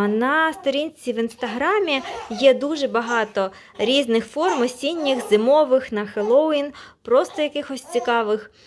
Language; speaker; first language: Ukrainian; non-native, local second language; Russian